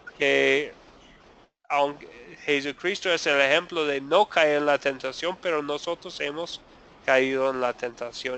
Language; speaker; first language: Spanish; non-native, fluent; English